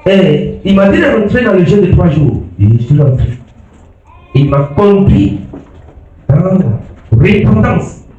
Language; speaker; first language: French; non-native, local second language; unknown